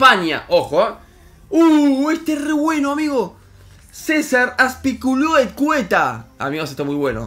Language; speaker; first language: Spanish; native; Spanish